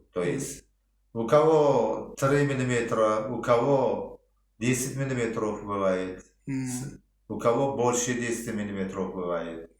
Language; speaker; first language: Russian; non-native, local second language; Uzbek